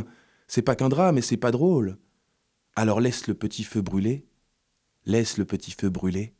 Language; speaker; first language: French; native; French